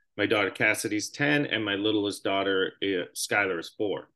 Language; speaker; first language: English; native; English